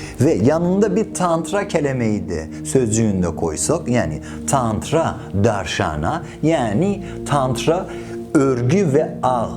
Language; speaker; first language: Turkish; non-native, fluent; Persian